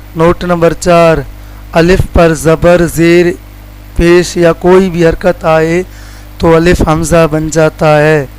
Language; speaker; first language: Urdu; non-native, local second language; Sindhi